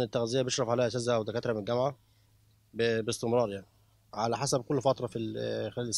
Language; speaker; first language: Arabic; native; Arabic